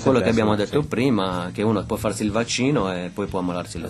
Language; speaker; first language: Italian; native; Italian